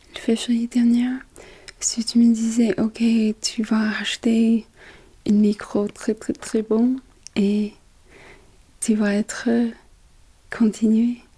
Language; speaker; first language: French; non-native, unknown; English